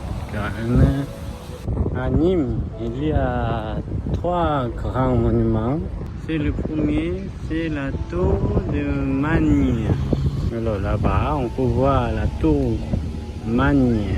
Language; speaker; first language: French; non-native, learner; Korean